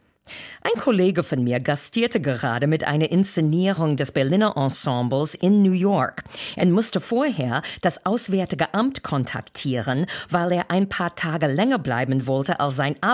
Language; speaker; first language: German; non-native, fluent; English